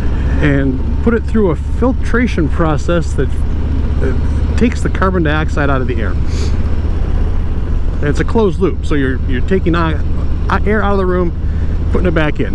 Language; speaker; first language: English; native; English